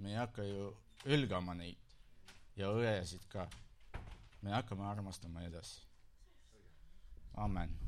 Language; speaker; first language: Estonian; non-native, local second language; Russian